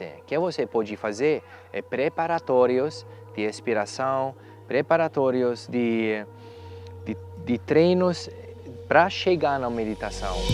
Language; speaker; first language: Portuguese; non-native, fluent; German